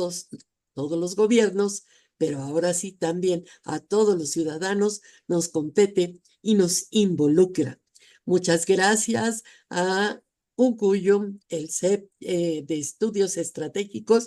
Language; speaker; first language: Spanish; native; Spanish